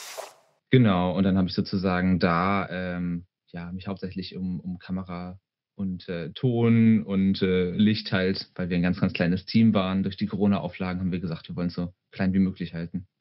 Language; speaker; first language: German; native; German